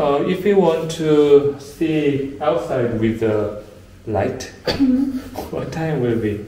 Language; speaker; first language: English; non-native, learner; Korean